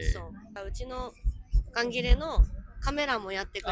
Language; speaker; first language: Japanese; native; Japanese